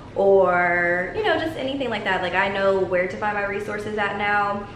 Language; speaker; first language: English; native; English